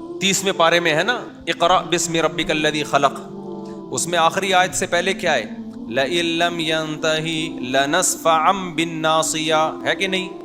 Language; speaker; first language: Urdu; native; Urdu